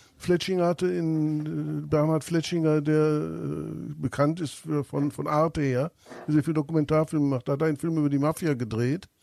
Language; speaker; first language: German; native; German